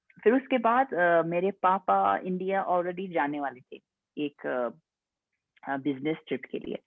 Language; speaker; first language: Hindi; non-native, fluent; English